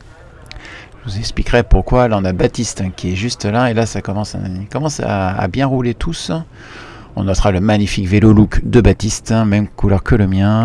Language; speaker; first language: French; native; French